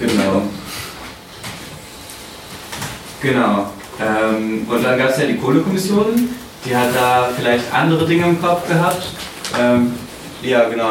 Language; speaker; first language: German; native; German